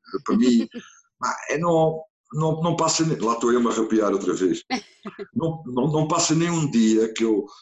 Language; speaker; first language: Portuguese; non-native, fluent; Dutch